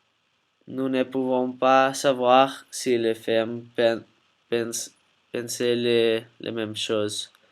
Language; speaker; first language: French; non-native, learner; Spanish